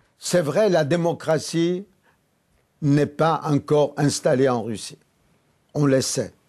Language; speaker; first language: French; non-native, fluent; Polish